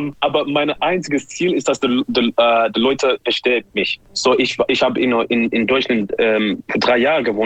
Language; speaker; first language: German; non-native, learner; English